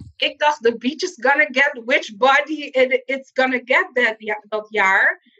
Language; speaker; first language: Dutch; non-native, local second language; Papiamento